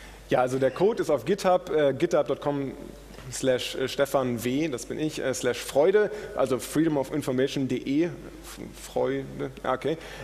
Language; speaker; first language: German; native; German